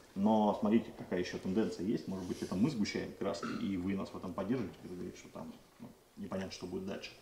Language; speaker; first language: Russian; native; Russian